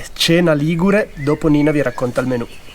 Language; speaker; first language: Italian; native; Italian